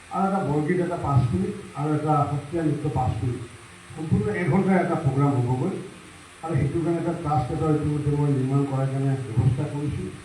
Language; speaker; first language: Assamese; native; Assamese